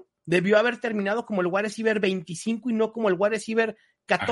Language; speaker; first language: Spanish; native; Spanish